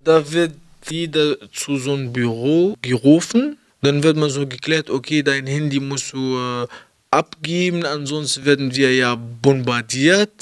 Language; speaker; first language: German; early bilingual, other home language; Arabic